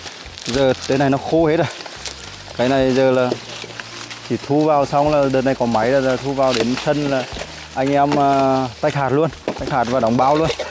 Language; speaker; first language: Vietnamese; native; Vietnamese